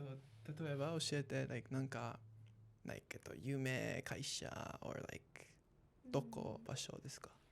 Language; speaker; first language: Japanese; non-native, learner; English